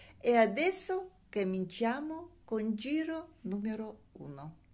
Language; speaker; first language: Italian; non-native, learner; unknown